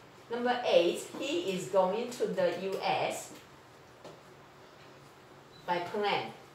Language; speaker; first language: English; non-native, fluent; Chinese